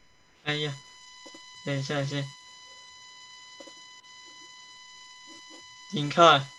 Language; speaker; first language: Chinese; early bilingual, heritage; Chinese